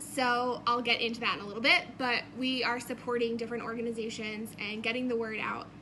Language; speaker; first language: English; native; English